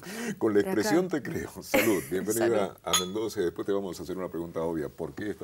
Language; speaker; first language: Spanish; native; Spanish